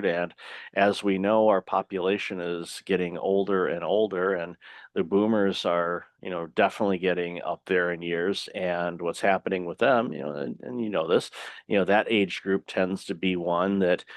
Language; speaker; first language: English; native; English